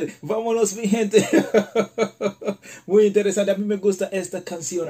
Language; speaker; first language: Spanish; non-native, learner; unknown